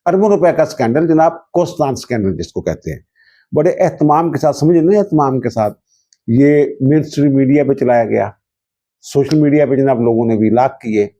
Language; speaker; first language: Urdu; non-native, local second language; Punjabi